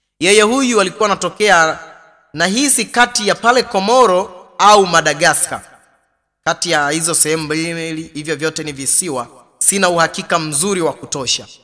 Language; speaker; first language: Swahili; native; Swahili